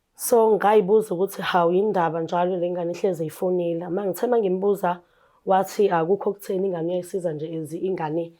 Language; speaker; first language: Zulu; native; Zulu